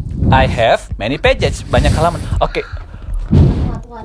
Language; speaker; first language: English; non-native, learner; Indonesian